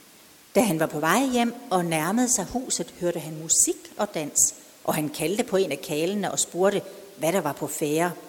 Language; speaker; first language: Danish; native; Danish